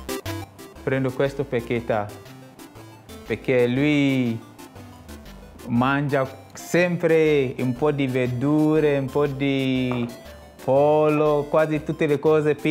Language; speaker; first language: Italian; non-native, fluent; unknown